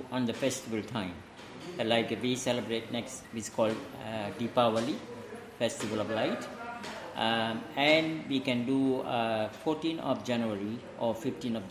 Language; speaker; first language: English; non-native, local second language; Tamil